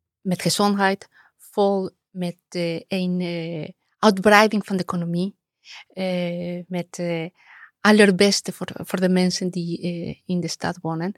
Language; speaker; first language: Dutch; non-native, fluent; Spanish